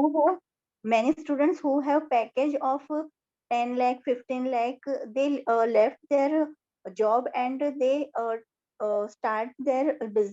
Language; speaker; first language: English; non-native, learner; Hindi